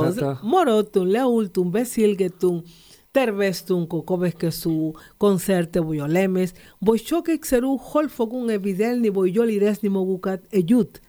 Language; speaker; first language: Hungarian; non-native, fluent; Spanish